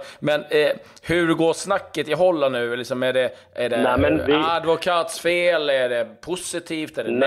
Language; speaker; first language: Swedish; native; Swedish